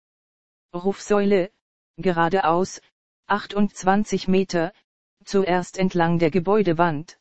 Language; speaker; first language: German; native; German